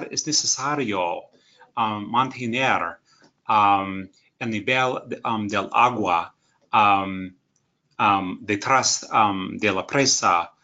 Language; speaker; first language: Spanish; non-native, learner; English